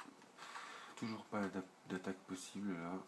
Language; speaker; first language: French; native; French